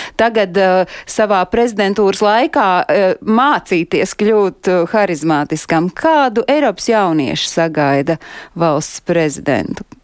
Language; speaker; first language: Latvian; native; Latvian